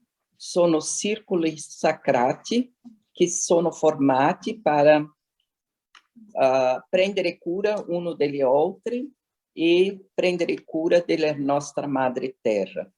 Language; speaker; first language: Italian; non-native, learner; Portuguese